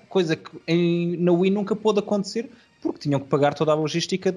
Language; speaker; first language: Portuguese; native; Portuguese